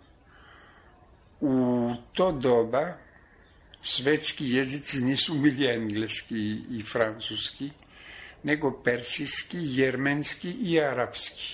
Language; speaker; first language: Serbian; non-native, fluent; French